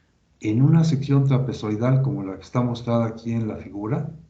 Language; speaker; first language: Spanish; native; Spanish